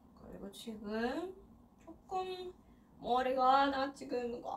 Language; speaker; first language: Korean; non-native, learner; Russian